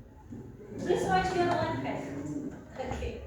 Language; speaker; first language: English; non-native, learner; Indonesian